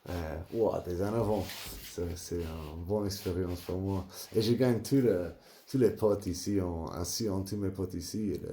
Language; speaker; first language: French; non-native, learner; English